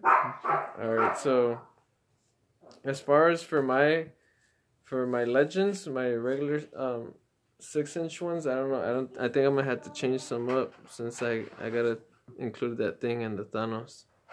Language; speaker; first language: English; early bilingual, other home language; Spanish